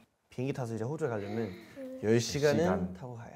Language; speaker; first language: Korean; early bilingual, heritage; Korean